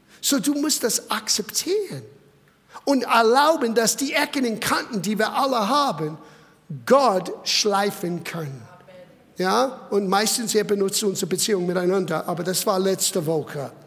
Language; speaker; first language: German; non-native, fluent; English